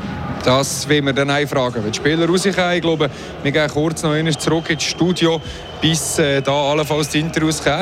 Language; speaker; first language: German; native; German